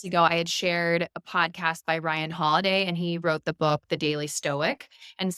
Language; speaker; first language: English; native; English